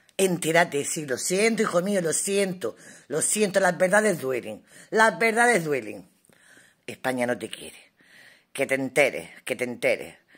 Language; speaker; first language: Spanish; native; Spanish